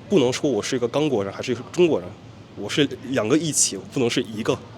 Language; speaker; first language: Chinese; early bilingual, heritage; Chinese